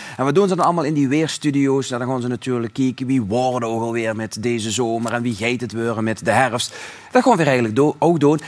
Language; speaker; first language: Dutch; native; Dutch